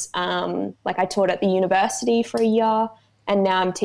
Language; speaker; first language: English; native; English